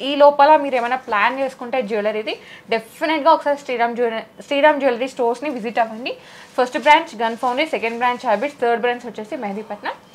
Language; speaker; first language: Telugu; native; Telugu